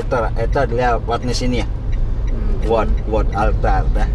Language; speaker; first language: Russian; non-native, learner; Indonesian